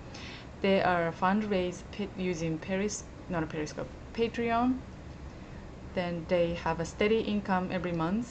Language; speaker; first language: English; non-native, fluent; Japanese